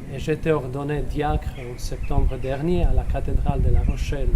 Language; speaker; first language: French; non-native, fluent; Croatian